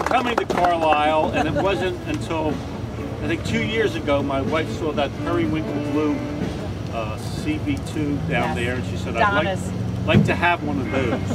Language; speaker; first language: English; native; English